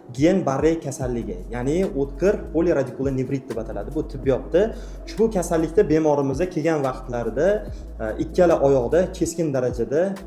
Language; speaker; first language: Uzbek; native; Uzbek